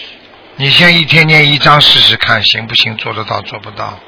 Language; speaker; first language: Chinese; native; Chinese